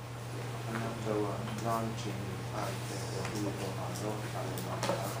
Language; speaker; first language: Japanese; non-native, learner; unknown